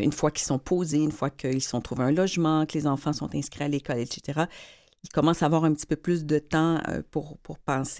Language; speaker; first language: French; native; French